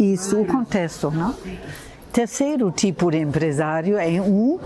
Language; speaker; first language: Portuguese; non-native, fluent; German